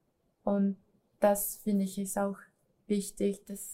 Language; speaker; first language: German; non-native, fluent; Spanish